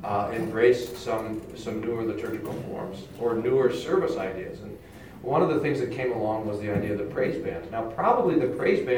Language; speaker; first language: English; native; English